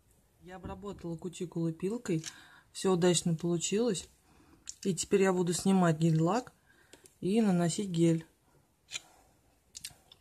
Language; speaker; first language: Russian; native; Russian